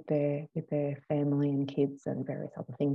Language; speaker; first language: English; native; English